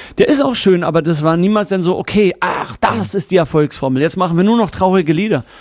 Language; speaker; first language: German; native; German